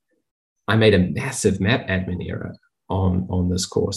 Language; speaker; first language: English; native; English